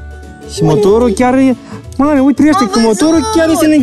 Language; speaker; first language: Romanian; native; Romanian